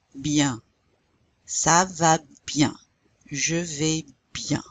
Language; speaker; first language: French; non-native, fluent; English